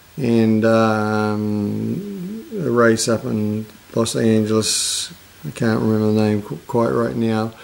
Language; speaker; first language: English; native; English